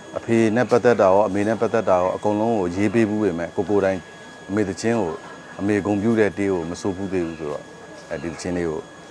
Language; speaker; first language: Burmese; non-native, local second language; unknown